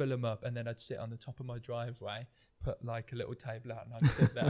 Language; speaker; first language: English; native; English